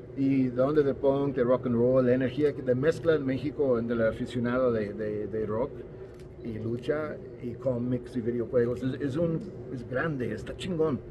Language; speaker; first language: Spanish; non-native, fluent; English